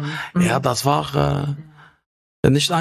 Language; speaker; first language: German; non-native, fluent; Arabic